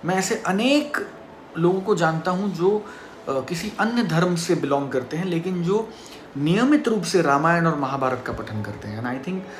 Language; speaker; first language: Hindi; non-native, local second language; Marathi